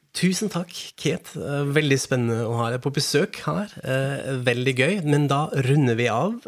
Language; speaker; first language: Norwegian; non-native, fluent; German